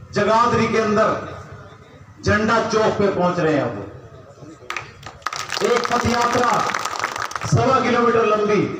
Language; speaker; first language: Hindi; native; Hindi